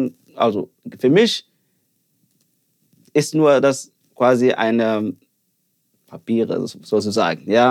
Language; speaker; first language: German; early bilingual, other home language; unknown